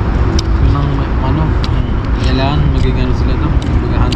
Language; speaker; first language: Filipino; native; Filipino